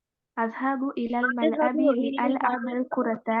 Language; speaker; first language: Arabic; non-native, learner; Tamil